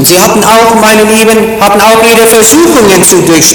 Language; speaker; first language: German; native; German